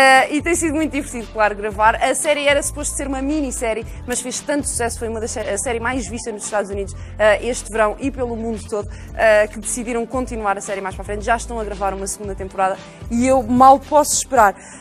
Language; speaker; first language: Portuguese; native; Portuguese